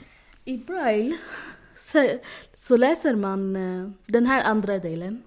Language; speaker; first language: Swedish; non-native, fluent; Arabic